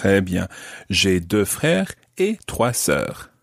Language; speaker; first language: French; non-native, fluent; English